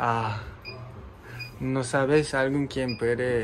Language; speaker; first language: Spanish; non-native, learner; Japanese